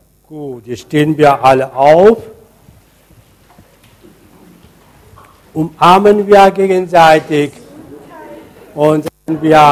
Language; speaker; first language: German; non-native, fluent; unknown